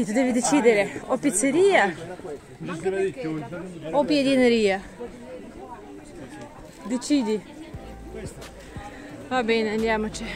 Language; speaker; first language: Italian; non-native, learner; Russian